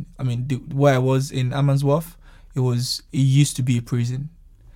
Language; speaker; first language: English; non-native, local second language; Yoruba